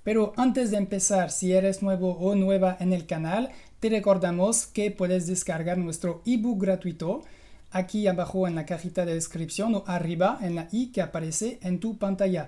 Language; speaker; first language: Spanish; non-native, fluent; French